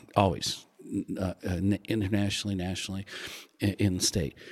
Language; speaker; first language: English; native; English